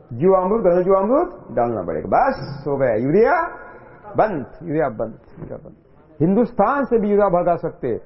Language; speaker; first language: Hindi; non-native, local second language; Marathi